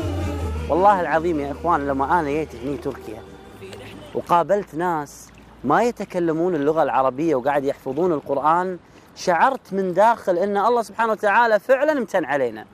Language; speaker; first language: Arabic; native; Arabic